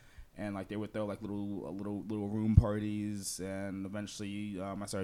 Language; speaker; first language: English; native; English